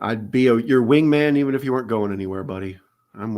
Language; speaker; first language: English; native; English